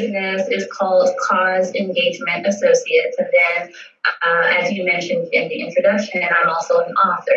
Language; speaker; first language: English; native; English